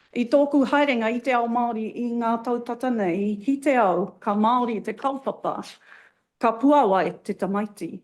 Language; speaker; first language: Māori; non-native, local second language; English